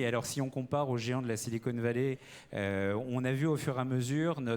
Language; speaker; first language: French; native; French